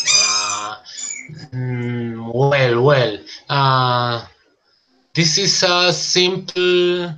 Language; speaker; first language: English; non-native, learner; Spanish